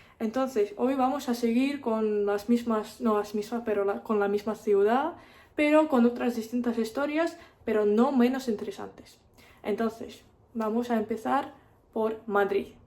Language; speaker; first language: Spanish; non-native, fluent; Russian